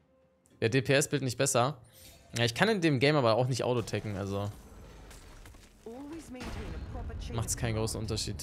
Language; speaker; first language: German; native; German